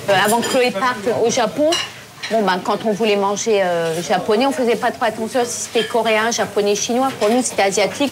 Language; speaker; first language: French; native; French